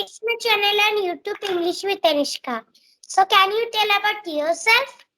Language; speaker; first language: English; non-native, learner; Marathi